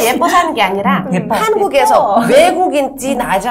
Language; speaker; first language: Korean; non-native, fluent; Russian